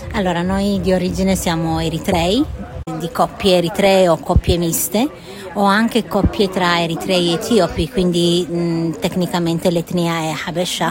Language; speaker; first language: Italian; early bilingual, other home language; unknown